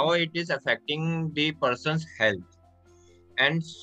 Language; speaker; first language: English; non-native, local second language; Hindi